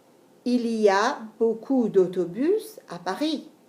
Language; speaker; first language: French; non-native, fluent; English